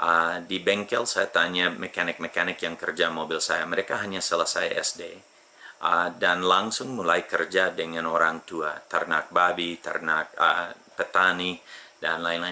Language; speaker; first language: Indonesian; non-native, fluent; English